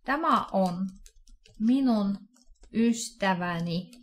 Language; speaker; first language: Finnish; non-native, fluent; Russian